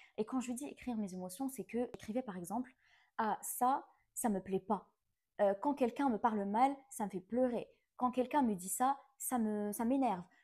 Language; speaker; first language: French; non-native, local second language; Arabic